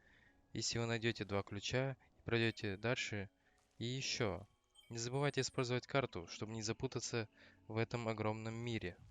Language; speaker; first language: Russian; native; Russian